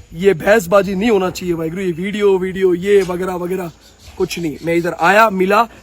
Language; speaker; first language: Hindi; native; Hindi